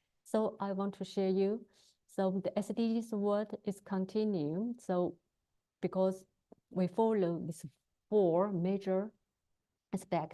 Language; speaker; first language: English; non-native, learner; Chinese